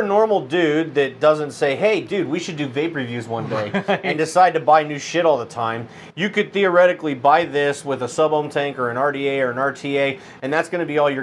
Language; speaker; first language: English; native; English